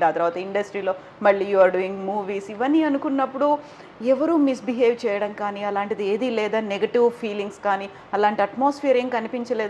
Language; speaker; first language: Telugu; native; Telugu